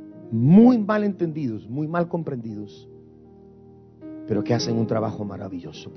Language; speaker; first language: Spanish; native; Spanish